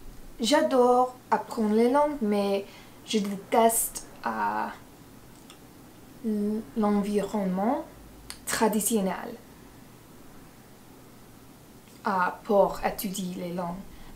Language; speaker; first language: French; non-native, learner; English